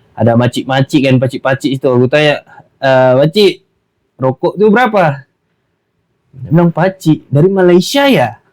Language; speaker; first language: Malay; native; Malay